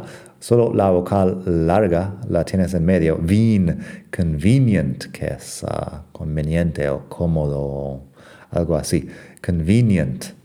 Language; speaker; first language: Spanish; non-native, fluent; English